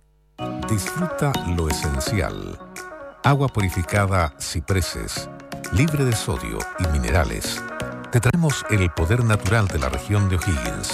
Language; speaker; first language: Spanish; native; Spanish